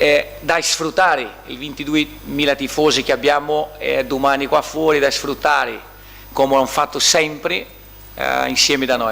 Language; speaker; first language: Italian; non-native, fluent; Portuguese